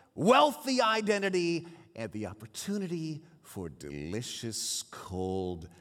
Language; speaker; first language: English; early bilingual, other home language; Swiss German